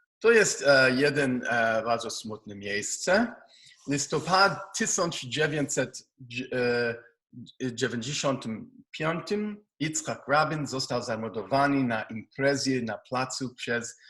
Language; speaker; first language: Polish; non-native, learner; Hebrew